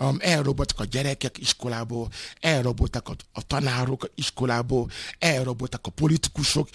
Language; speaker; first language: Hungarian; non-native, fluent; Yoruba